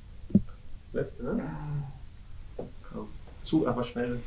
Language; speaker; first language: German; non-native, fluent; Norwegian